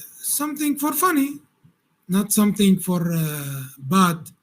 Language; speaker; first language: English; non-native, learner; Arabic